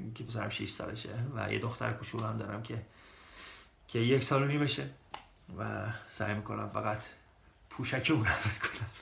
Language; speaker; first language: Persian; early bilingual, heritage; Persian